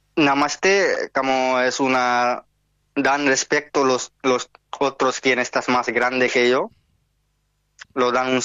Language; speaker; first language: Spanish; non-native, learner; Hindi